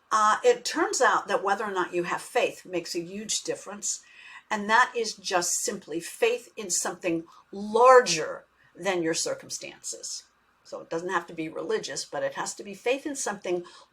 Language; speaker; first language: English; native; English